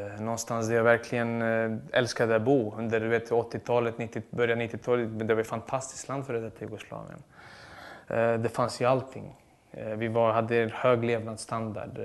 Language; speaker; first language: Swedish; early bilingual, other home language; Serbian